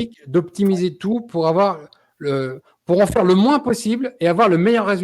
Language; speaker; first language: French; native; French